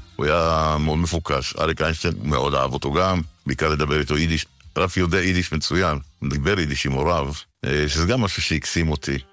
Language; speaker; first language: Hebrew; native; Hebrew